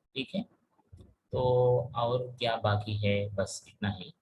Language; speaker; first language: Hindi; non-native, local second language; Telugu